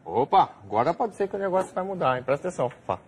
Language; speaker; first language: Portuguese; native; Portuguese